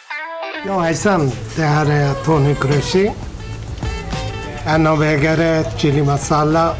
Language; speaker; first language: Swedish; non-native, fluent; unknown